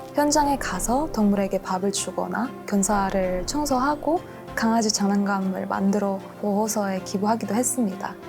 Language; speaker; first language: Korean; non-native, fluent; Indonesian